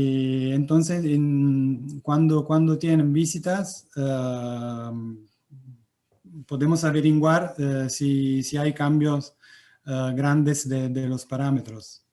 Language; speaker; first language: Spanish; non-native, fluent; Italian